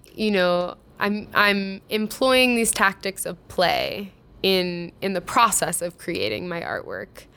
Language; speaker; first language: English; native; English